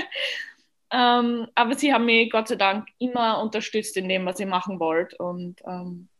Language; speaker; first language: German; native; German